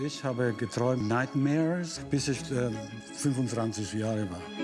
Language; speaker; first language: German; early bilingual, heritage; Italian